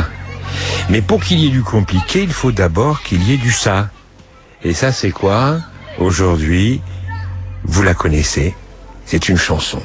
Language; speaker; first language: French; native; French